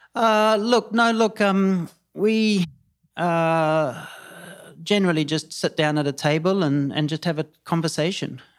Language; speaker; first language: English; native; English